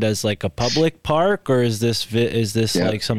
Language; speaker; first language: English; native; English